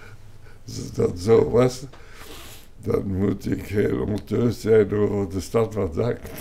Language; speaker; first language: Dutch; non-native, local second language; French